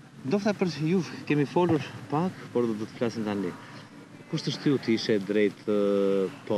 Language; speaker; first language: Albanian; native; Albanian